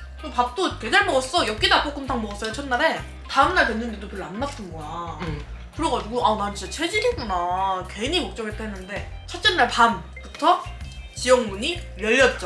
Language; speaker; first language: Korean; native; Korean